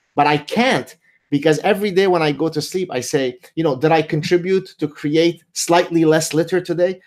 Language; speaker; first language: English; early bilingual, other home language; Arabic